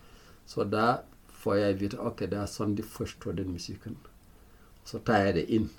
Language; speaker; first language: Norwegian; non-native, fluent; Fula